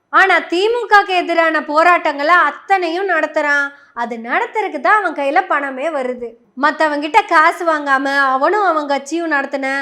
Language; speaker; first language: Tamil; non-native, local second language; Malayalam